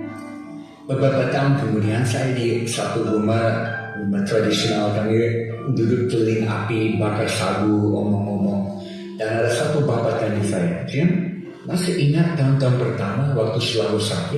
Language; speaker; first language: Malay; non-native, fluent; English